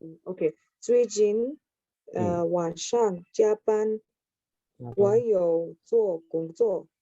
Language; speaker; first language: Chinese; non-native, learner; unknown